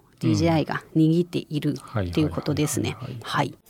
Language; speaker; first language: Japanese; non-native, fluent; Chinese